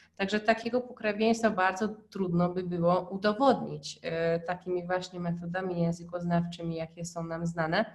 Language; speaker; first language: Polish; non-native, fluent; Hungarian